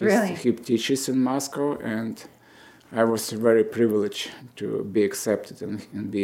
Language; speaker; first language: English; non-native, fluent; Romanian